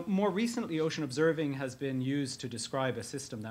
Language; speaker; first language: English; native; English